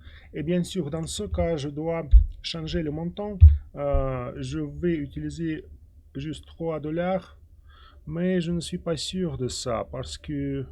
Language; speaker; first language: French; non-native, fluent; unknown